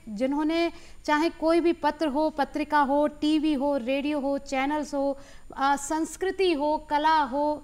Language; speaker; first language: Hindi; native; Hindi